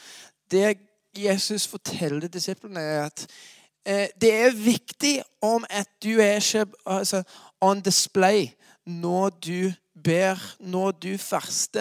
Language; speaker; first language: Norwegian; non-native, fluent; English